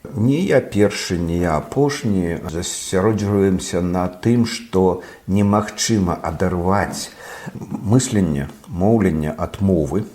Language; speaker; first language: Belarusian; non-native, local second language; Russian